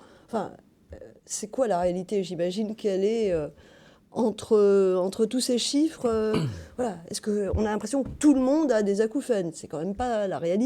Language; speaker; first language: French; native; French